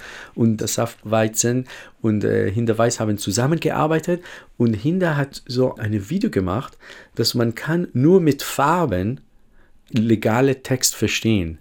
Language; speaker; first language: German; non-native, fluent; Hebrew